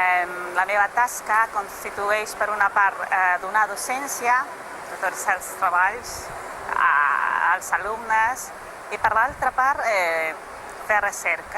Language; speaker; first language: Catalan; non-native, fluent; Spanish